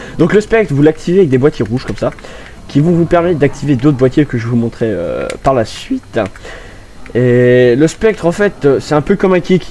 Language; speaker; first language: French; native; French